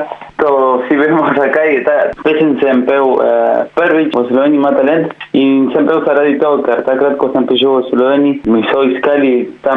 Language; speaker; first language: Slovenian; non-native, learner; Spanish